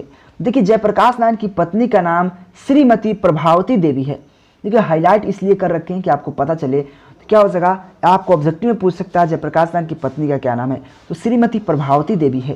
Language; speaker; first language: Hindi; native; Hindi